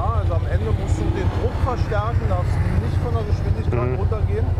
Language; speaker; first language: German; native; German